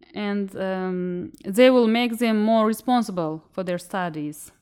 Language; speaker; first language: English; non-native, fluent; Uzbek